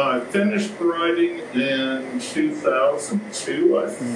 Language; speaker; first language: English; native; English